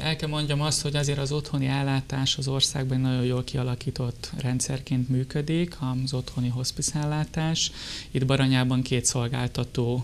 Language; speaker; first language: Hungarian; native; Hungarian